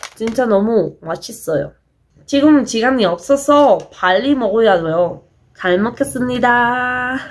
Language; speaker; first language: Korean; non-native, learner; Spanish